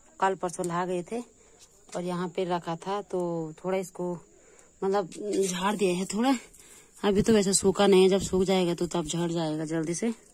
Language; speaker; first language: Hindi; native; Hindi